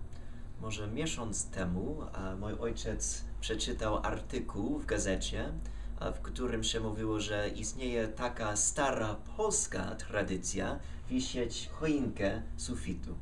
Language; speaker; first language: Polish; non-native, fluent; English